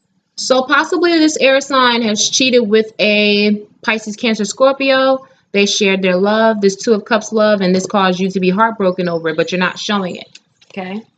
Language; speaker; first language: English; native; English